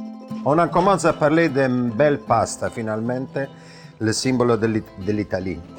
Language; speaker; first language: French; non-native, fluent; Italian